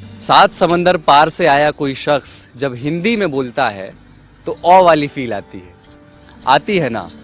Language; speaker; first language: Hindi; native; Hindi